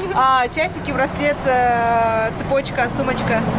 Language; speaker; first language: Russian; native; Russian